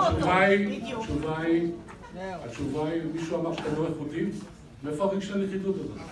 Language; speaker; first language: Hebrew; native; Hebrew